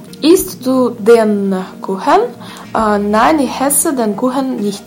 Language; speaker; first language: German; non-native, learner; Russian